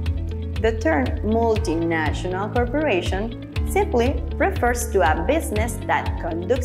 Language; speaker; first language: English; non-native, fluent; Spanish